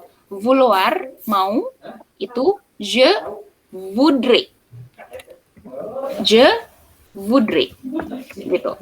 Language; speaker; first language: French; non-native, fluent; Indonesian